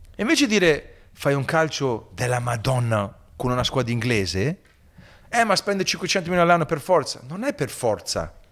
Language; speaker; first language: Italian; early bilingual, heritage; Italian